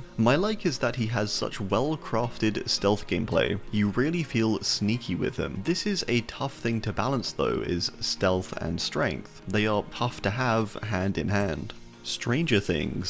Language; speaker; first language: English; native; English